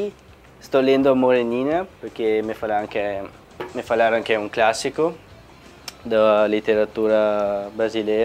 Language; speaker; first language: Portuguese; non-native, fluent; Italian